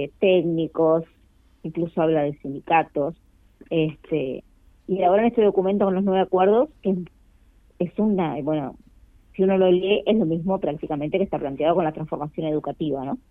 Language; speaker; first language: Spanish; native; Spanish